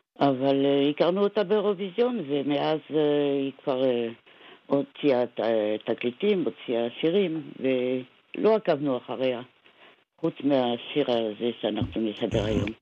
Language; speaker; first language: Hebrew; non-native, fluent; French